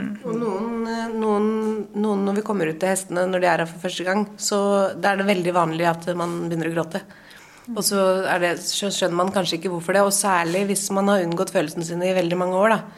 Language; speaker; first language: Norwegian; native; Norwegian